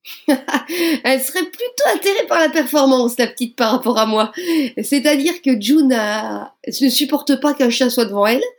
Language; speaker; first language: French; native; French